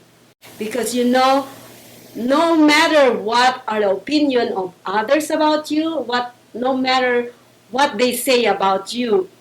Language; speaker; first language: English; non-native, local second language; Filipino